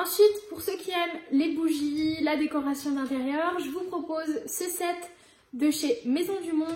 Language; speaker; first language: French; native; French